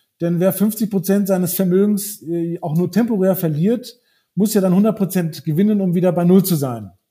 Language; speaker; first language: German; early bilingual, heritage; German